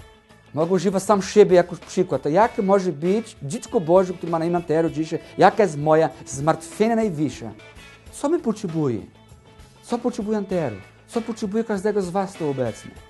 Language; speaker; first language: Polish; non-native, learner; Portuguese